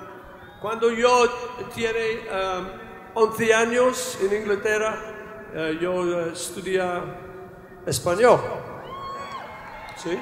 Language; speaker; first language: Spanish; non-native, learner; English